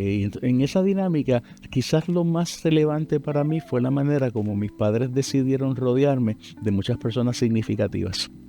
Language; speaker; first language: Spanish; native; Spanish